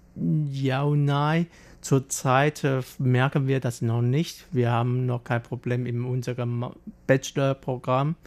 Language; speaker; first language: German; non-native, fluent; Chinese